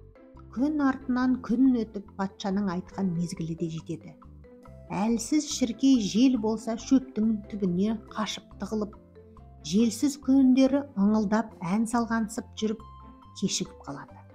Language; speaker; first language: Kazakh; native; Kazakh